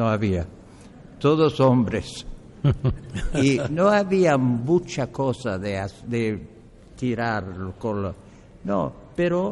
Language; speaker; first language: Spanish; non-native, learner; Arabic